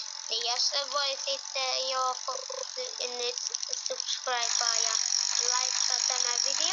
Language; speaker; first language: Finnish; early bilingual, other home language; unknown